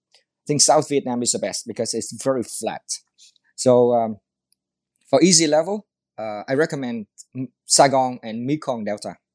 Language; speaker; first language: English; non-native, learner; Vietnamese